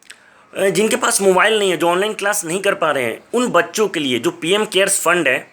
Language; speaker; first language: Hindi; native; Hindi